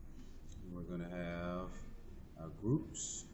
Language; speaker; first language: English; native; English